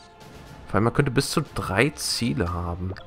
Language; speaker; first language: German; native; German